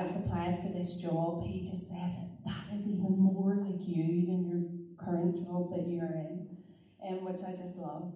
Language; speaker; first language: English; native; English